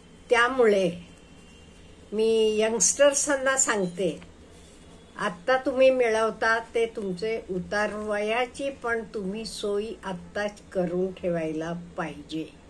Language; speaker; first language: Marathi; non-native, fluent; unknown